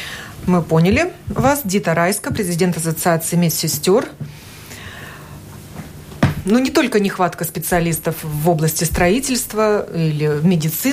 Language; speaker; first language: Russian; native; Russian